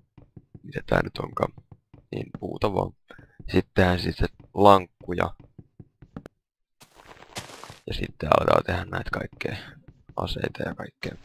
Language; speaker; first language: Finnish; native; Finnish